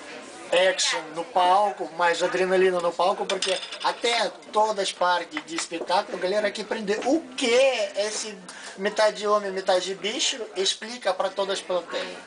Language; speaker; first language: Portuguese; non-native, learner; Russian